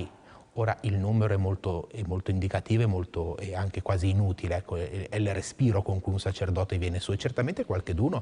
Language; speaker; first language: Italian; native; Italian